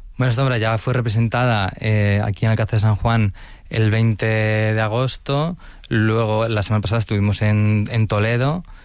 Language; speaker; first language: Spanish; native; Spanish